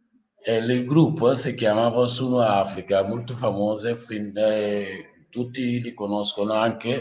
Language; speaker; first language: Italian; non-native, learner; Wolof